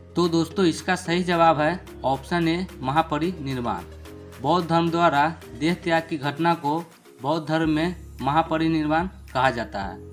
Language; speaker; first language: Hindi; native; Hindi